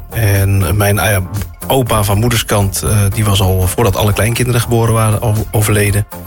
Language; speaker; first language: Dutch; native; Dutch